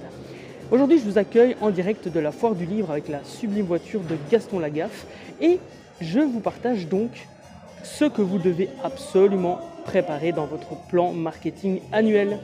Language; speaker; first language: French; native; French